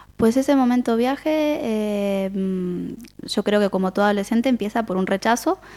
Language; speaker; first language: Spanish; native; Spanish